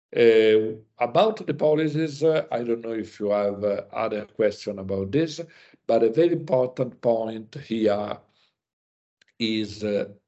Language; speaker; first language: English; non-native, learner; Italian